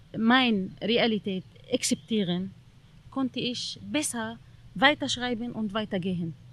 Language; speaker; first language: German; non-native, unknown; Arabic